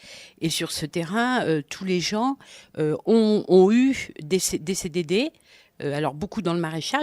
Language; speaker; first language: French; native; French